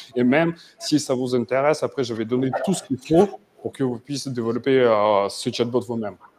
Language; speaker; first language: French; non-native, fluent; Russian